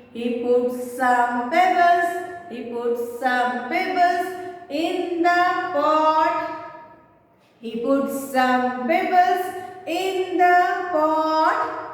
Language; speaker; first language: English; non-native, local second language; Hindi